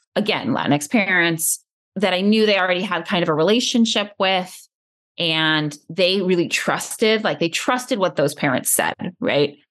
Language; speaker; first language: English; early bilingual, other home language; Spanish